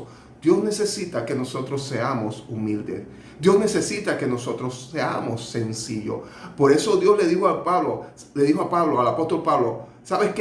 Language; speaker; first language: Spanish; native; Spanish